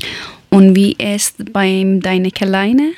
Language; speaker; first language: German; non-native, learner; Persian